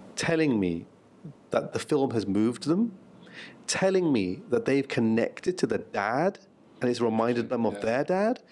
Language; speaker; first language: English; native; English